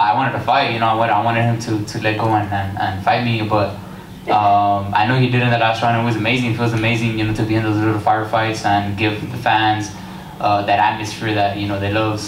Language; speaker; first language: English; early bilingual, other home language; Spanish